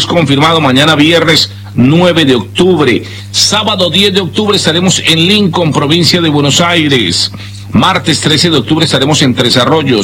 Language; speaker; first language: Spanish; native; Spanish